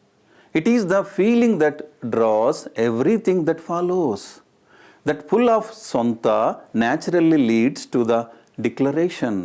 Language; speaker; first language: English; non-native, local second language; Telugu